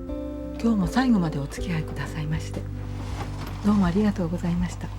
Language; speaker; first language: Japanese; native; Japanese